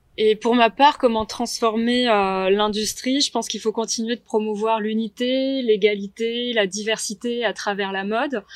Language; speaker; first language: French; native; French